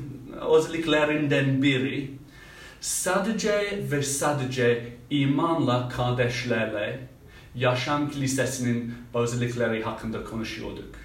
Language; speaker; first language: Turkish; non-native, fluent; English